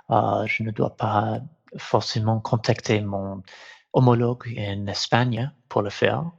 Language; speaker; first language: French; non-native, fluent; English